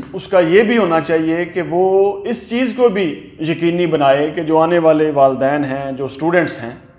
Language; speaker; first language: Urdu; non-native, local second language; Punjabi